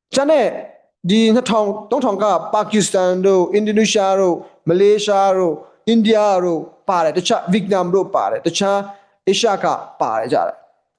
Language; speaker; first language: Burmese; native; Burmese